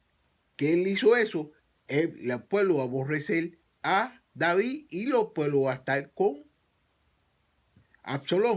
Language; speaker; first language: Spanish; native; Spanish